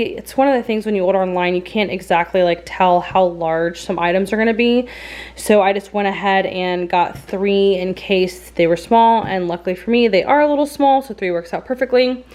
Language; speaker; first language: English; native; English